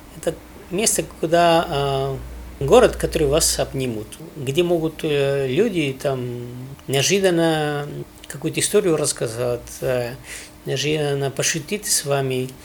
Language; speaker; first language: Russian; non-native, fluent; Spanish